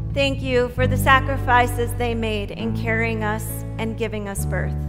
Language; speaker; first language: English; native; English